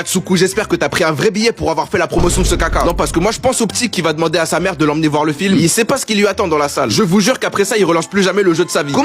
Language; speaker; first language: French; native; French